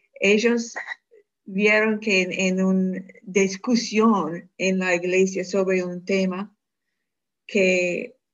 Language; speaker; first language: Spanish; non-native, fluent; English